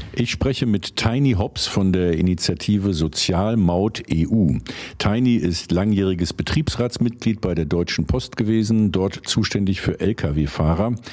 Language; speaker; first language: German; native; German